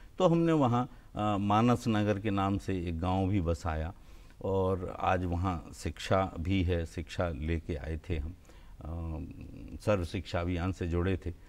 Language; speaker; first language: Hindi; native; Hindi